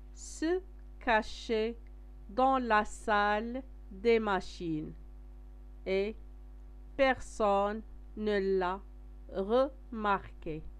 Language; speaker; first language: French; non-native, local second language; Arabic